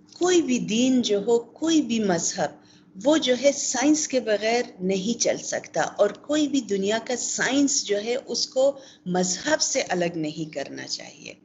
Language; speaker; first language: Urdu; non-native, local second language; Pashto